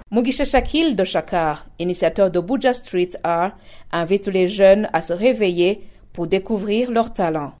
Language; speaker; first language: French; non-native, local second language; Rundi